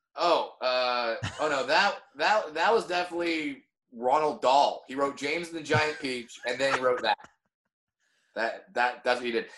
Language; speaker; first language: English; native; English